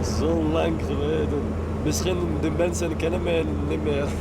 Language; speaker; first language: Dutch; non-native, learner; Chechen